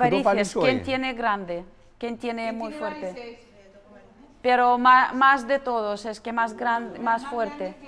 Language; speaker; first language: Spanish; non-native, learner; Russian